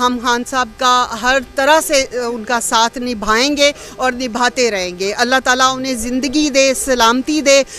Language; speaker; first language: Urdu; native; Urdu